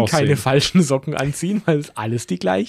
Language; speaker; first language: German; native; German